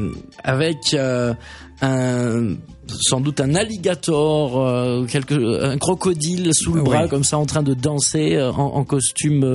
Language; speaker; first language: French; native; French